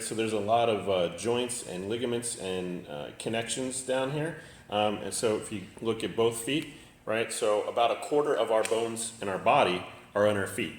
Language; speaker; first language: English; native; English